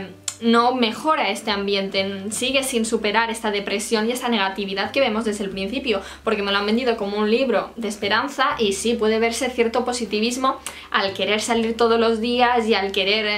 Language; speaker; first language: Spanish; native; Spanish